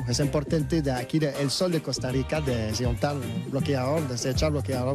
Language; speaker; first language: Spanish; non-native, fluent; French